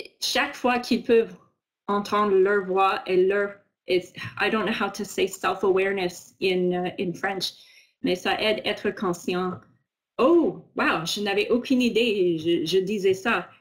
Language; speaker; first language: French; non-native, fluent; English